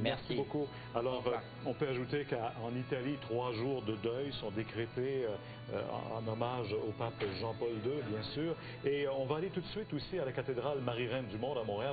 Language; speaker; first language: French; native; French